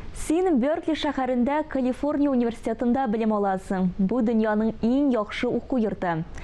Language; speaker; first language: Tatar; native; Tatar